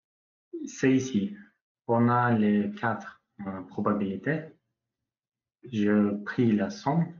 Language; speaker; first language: French; non-native, learner; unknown